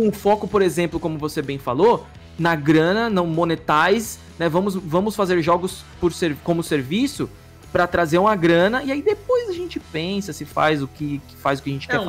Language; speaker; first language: Portuguese; native; Portuguese